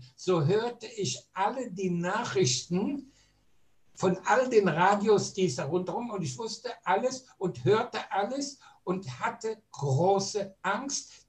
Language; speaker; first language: German; native; German